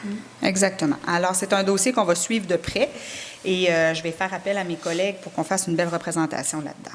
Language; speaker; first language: French; native; French